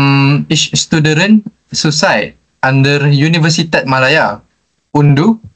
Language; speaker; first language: German; non-native, learner; Malay